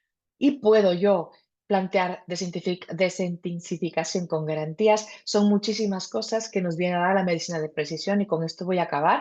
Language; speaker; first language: Spanish; native; Spanish